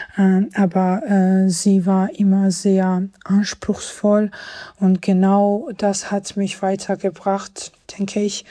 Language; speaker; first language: German; non-native, fluent; Georgian